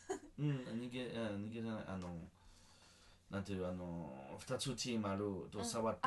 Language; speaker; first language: Japanese; non-native, learner; French